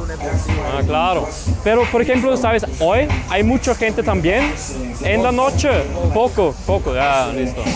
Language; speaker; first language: Spanish; non-native, learner; German